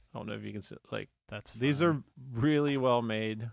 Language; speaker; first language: English; native; English